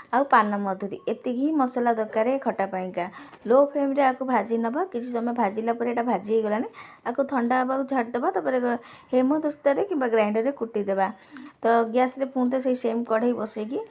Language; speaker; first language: Odia; native; Odia